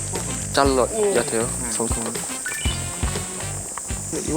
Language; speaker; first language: Korean; non-native, learner; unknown